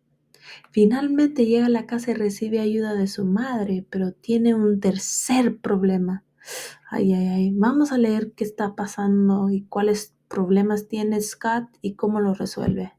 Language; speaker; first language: Spanish; early bilingual, heritage; Spanish